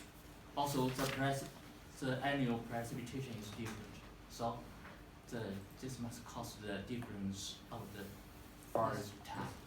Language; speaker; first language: English; non-native, fluent; Chinese